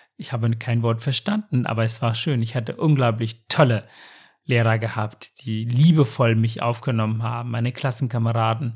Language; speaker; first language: German; non-native, fluent; Tamil